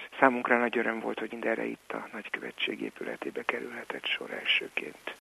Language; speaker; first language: Hungarian; native; Hungarian